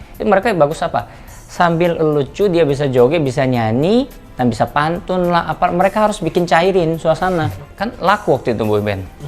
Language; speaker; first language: Indonesian; non-native, fluent; Korean